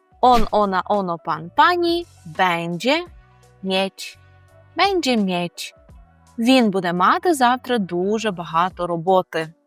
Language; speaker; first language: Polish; non-native, fluent; Ukrainian